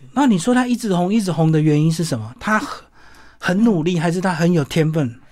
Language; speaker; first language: Chinese; native; Chinese